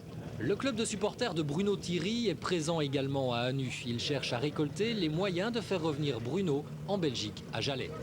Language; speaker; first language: French; native; French